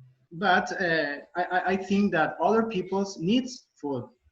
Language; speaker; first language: English; non-native, learner; Spanish